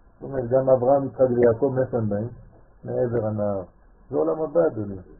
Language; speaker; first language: Hebrew; non-native, fluent; French